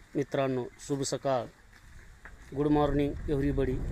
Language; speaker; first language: Hindi; non-native, local second language; Marathi